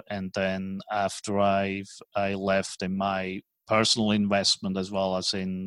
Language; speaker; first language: English; non-native, fluent; German